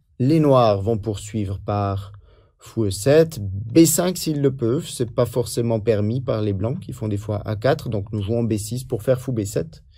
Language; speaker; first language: French; native; French